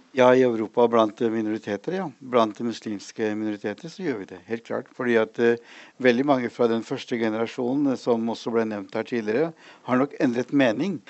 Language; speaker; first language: Norwegian; early bilingual, other home language; Urdu